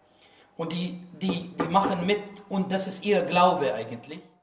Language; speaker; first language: German; non-native, fluent; Arabic